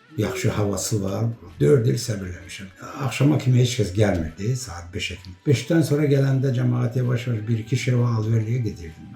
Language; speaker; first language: Azerbaijani; non-native, local second language; Lezghian